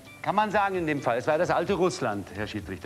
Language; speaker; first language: German; native; German